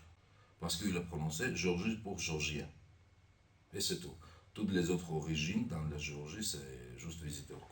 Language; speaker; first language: French; non-native, learner; Armenian